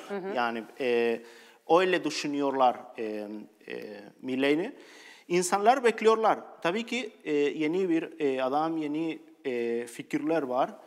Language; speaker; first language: Turkish; non-native, learner; Spanish